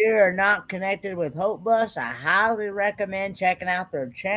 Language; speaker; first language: English; native; English